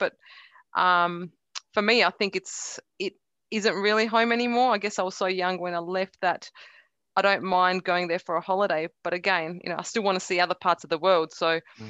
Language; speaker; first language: English; early bilingual, other home language; Croatian